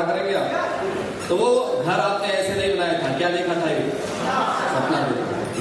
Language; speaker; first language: Hindi; native; Hindi